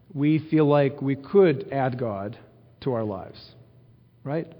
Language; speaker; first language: English; early bilingual, other home language; Ukrainian